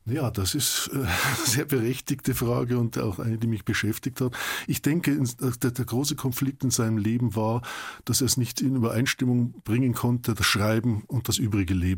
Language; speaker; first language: German; native; German